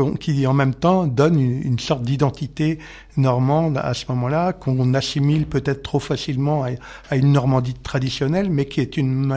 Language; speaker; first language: French; native; French